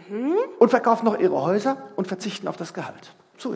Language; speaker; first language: German; native; German